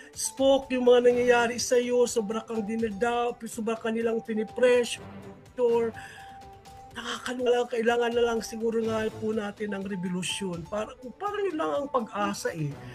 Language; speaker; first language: Filipino; non-native, local second language; Waray